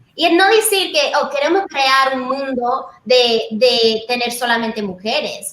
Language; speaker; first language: Spanish; early bilingual, heritage; Spanish